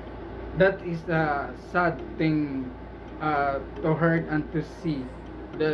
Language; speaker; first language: English; non-native, local second language; Filipino